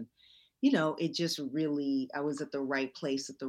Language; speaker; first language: English; native; English